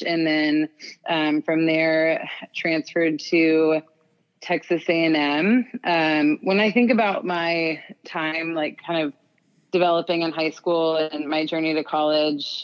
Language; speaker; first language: English; native; English